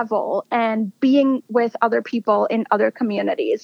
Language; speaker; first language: English; non-native, local second language; Bangla